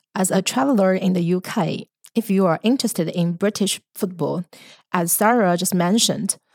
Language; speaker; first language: English; non-native, fluent; Chinese